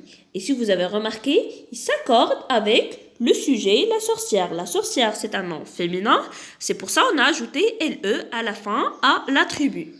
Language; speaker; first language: French; non-native, local second language; Arabic